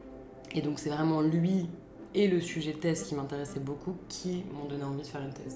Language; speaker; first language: French; native; French